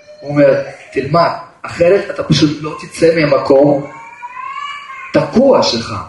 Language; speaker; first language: Hebrew; non-native, fluent; Russian